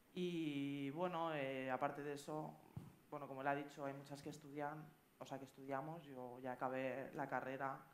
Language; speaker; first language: Spanish; native; Spanish